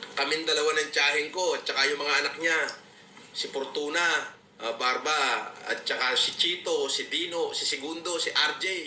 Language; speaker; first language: Filipino; native; Filipino